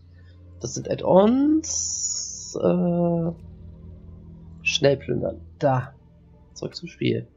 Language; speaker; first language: German; native; German